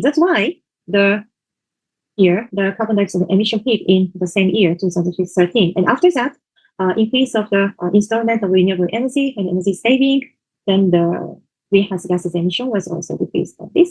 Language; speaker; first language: English; non-native, fluent; Japanese